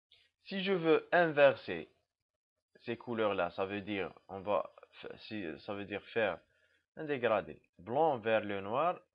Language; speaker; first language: French; non-native, local second language; Arabic